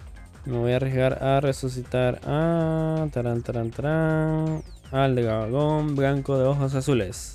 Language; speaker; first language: Spanish; native; Spanish